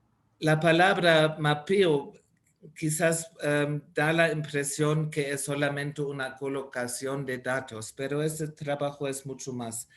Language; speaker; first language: Spanish; non-native, fluent; German